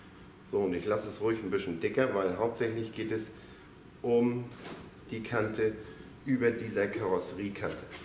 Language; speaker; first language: German; native; German